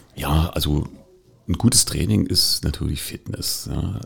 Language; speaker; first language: German; native; German